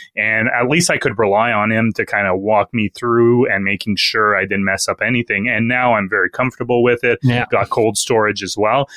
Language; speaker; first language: English; non-native, fluent; French